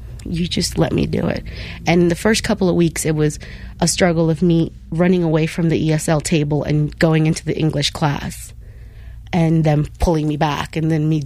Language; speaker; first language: English; non-native, local second language; Spanish